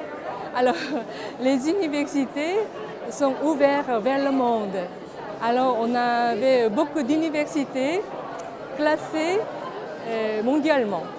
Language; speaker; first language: French; non-native, fluent; Korean